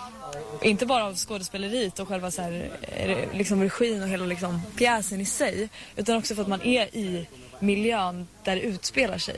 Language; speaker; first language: Swedish; native; Swedish